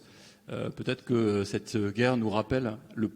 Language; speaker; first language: French; native; French